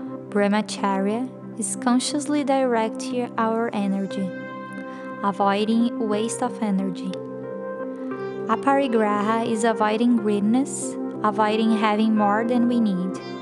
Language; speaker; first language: English; non-native, fluent; Portuguese